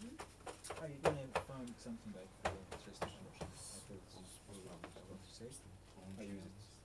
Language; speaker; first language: English; non-native, learner; Arabic